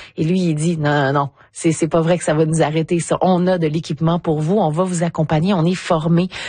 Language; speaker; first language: French; native; French